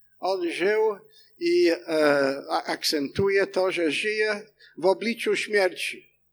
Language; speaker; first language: Polish; non-native, fluent; English